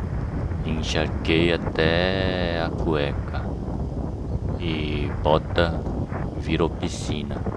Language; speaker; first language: Portuguese; non-native, fluent; Korean